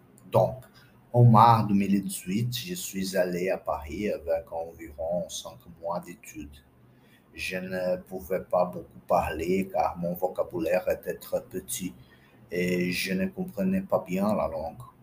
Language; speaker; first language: French; non-native, fluent; Portuguese